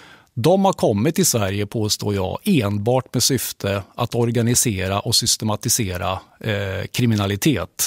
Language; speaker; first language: Swedish; native; Swedish